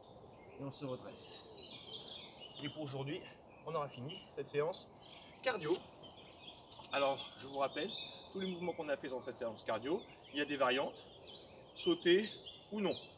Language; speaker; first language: French; native; French